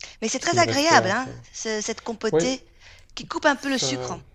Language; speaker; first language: French; native; French